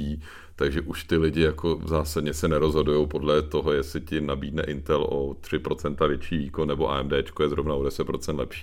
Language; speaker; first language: Czech; native; Czech